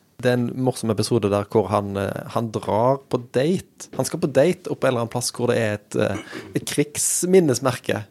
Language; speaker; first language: Norwegian; native; Norwegian